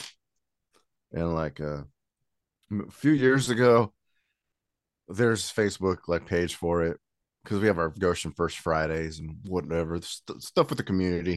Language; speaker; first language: English; native; English